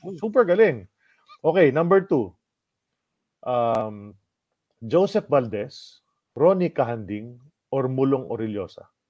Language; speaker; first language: Filipino; native; Filipino